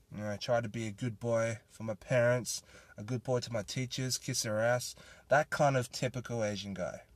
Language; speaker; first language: English; native; English